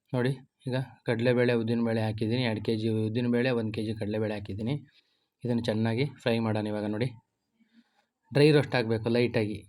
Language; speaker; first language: Kannada; native; Kannada